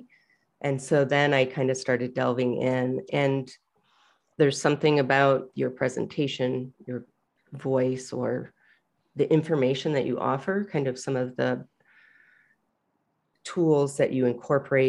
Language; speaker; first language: English; native; English